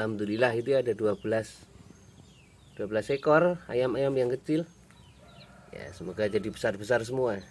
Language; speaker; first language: Indonesian; non-native, local second language; Javanese